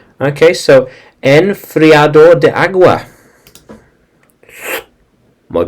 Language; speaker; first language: Spanish; non-native, learner; English